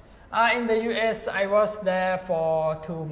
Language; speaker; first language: English; non-native, fluent; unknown